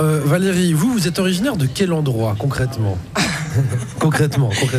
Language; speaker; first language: French; native; French